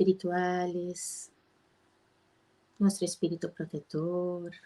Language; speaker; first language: Spanish; non-native, fluent; Portuguese